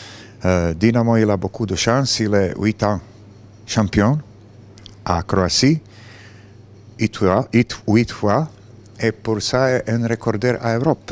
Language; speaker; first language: French; non-native, learner; Croatian